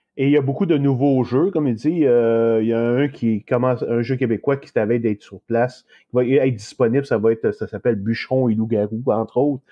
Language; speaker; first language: French; native; French